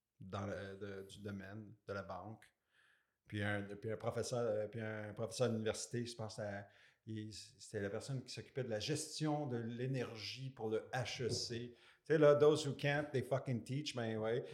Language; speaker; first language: French; native; French